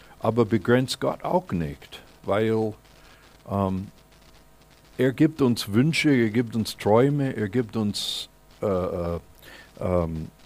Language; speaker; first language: German; non-native, fluent; English